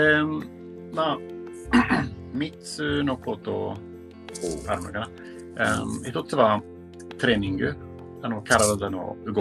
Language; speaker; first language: Japanese; non-native, learner; Swedish